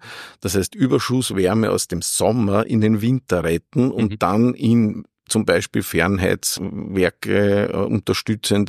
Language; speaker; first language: German; native; German